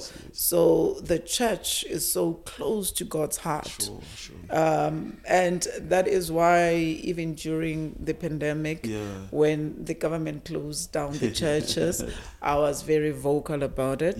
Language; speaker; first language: English; non-native, local second language; Zulu